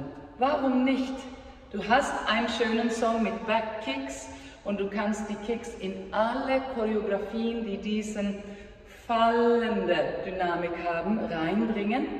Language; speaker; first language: German; non-native, fluent; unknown